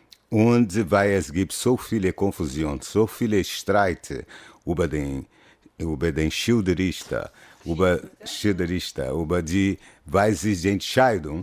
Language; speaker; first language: German; non-native, fluent; Portuguese